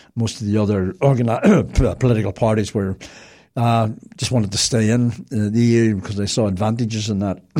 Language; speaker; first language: English; native; English